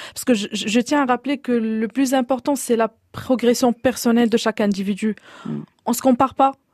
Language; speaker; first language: French; non-native, local second language; Arabic